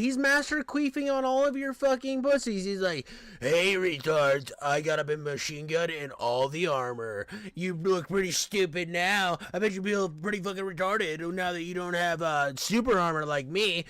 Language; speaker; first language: English; native; English